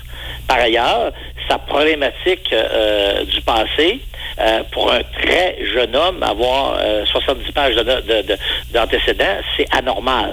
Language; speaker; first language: French; native; French